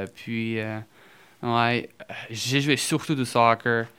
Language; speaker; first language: French; early bilingual, other home language; Portuguese